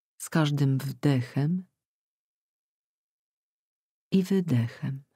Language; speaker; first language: Polish; native; Polish